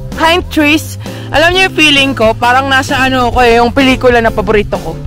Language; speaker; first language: Filipino; native; Filipino